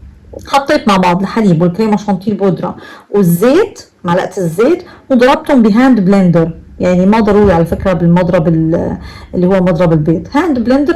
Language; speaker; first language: Arabic; native; Arabic